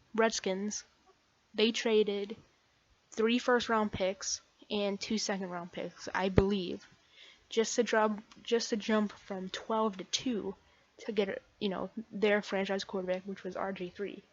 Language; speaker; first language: English; native; English